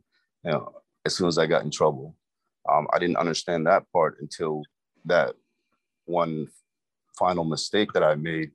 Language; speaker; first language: English; early bilingual, other home language; Khmer